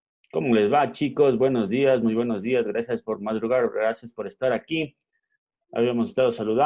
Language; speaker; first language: Spanish; native; Spanish